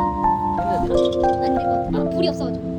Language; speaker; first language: Korean; native; Korean